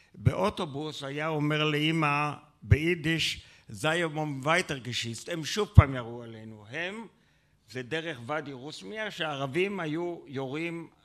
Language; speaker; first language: Hebrew; native; Hebrew